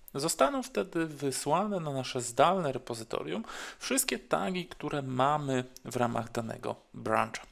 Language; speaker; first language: Polish; native; Polish